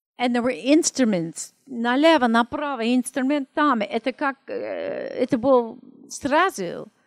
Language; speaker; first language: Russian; non-native, learner; English